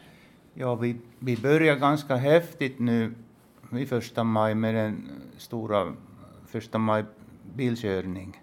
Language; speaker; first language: Swedish; non-native, local second language; Finnish